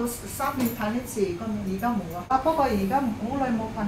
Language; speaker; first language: Cantonese; non-native, learner; Nepali